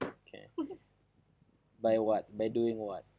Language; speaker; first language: English; non-native, learner; Malay